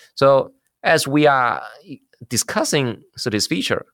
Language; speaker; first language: English; non-native, fluent; Chinese